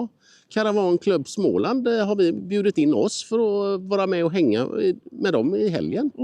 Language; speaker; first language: Swedish; native; Swedish